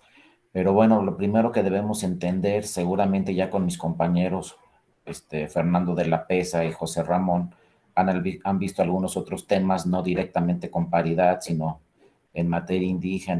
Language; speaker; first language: Spanish; native; Spanish